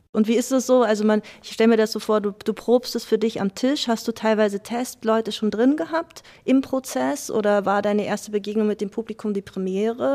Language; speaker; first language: German; native; German